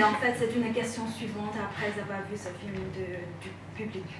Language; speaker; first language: French; non-native, fluent; Chinese